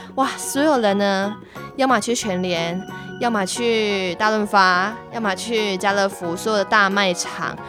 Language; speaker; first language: Chinese; non-native, local second language; Hakka Chinese